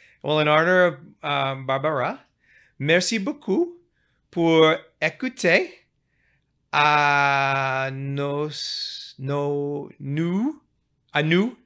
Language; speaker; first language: French; non-native, learner; English